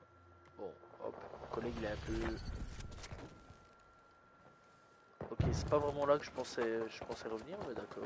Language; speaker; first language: French; native; French